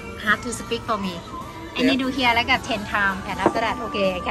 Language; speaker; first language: English; non-native, learner; Thai